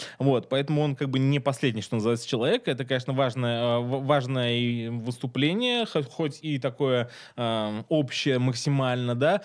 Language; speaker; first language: Russian; native; Russian